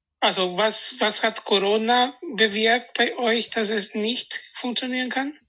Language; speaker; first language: German; non-native, fluent; Spanish